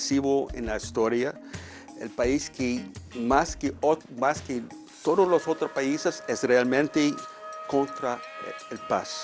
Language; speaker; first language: Spanish; non-native, fluent; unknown